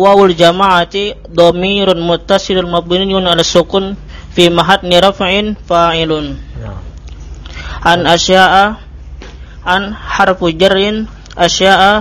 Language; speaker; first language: Arabic; non-native, learner; Indonesian